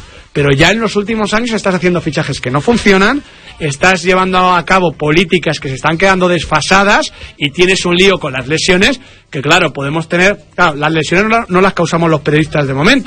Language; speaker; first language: Spanish; native; Spanish